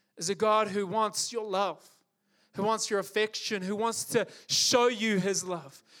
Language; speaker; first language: English; native; English